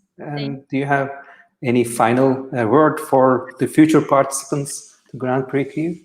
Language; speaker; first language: English; non-native, fluent; Turkish